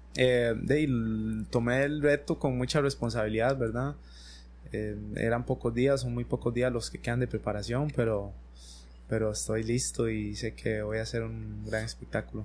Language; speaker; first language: Spanish; native; Spanish